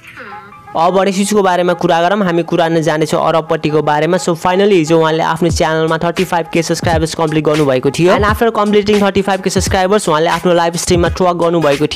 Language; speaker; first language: Nepali; native; Nepali